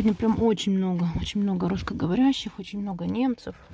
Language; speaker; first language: Russian; native; Russian